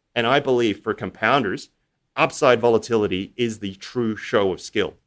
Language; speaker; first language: English; native; English